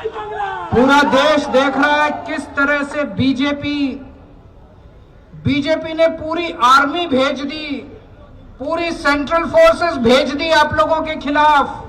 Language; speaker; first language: Hindi; native; Hindi